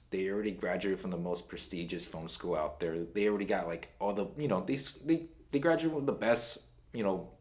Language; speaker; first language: English; native; English